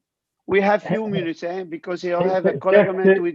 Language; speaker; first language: English; non-native, learner; Italian